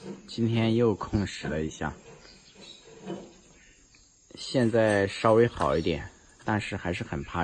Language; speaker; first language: Chinese; native; Chinese